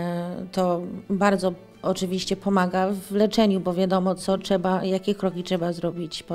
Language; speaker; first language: Polish; early bilingual, heritage; English